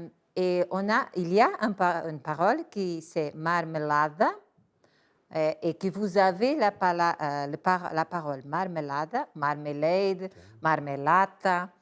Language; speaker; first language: French; non-native, fluent; Portuguese